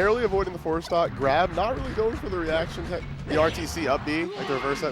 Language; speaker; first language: English; native; English